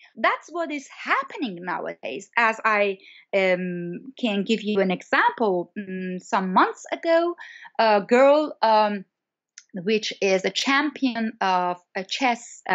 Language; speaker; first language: English; non-native, fluent; Persian